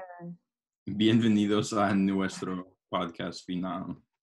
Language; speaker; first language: Spanish; non-native, learner; English